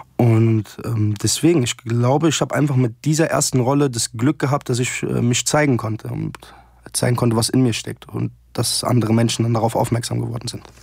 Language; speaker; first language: German; early bilingual, other home language; Arabic